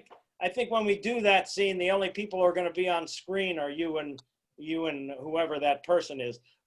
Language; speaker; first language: English; native; English